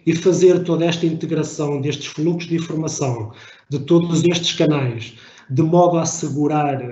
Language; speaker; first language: Portuguese; native; Portuguese